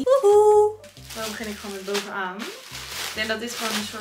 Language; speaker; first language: Dutch; native; Dutch